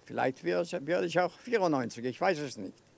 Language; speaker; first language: German; non-native, fluent; Yiddish